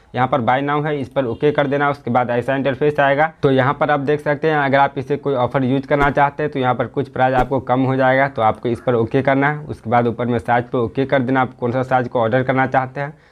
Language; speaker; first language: Hindi; native; Hindi